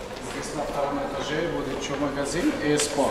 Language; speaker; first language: Russian; non-native, learner; Arabic